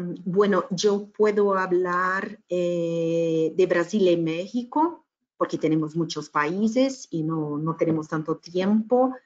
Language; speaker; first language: Spanish; non-native, fluent; Portuguese